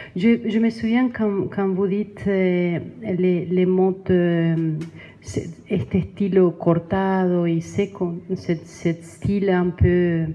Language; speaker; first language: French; non-native, learner; Spanish